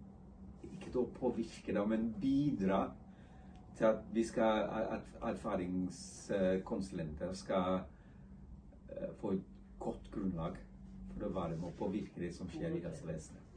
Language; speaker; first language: Norwegian; non-native, fluent; English